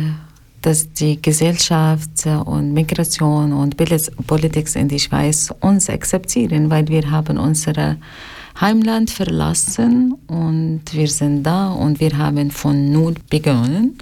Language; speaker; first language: German; non-native, learner; Arabic